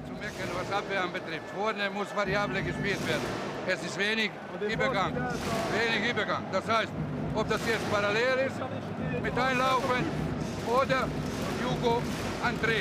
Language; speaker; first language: German; non-native, fluent; Croatian